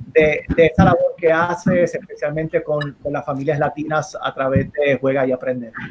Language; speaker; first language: Spanish; native; Spanish